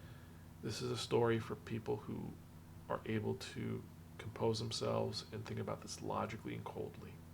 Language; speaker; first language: English; native; English